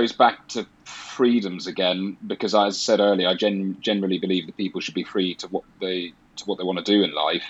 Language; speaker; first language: English; native; English